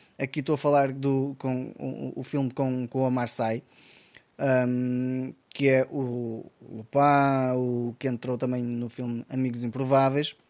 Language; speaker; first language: Portuguese; native; Portuguese